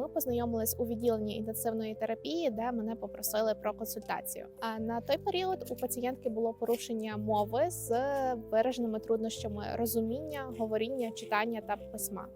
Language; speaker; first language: Ukrainian; native; Ukrainian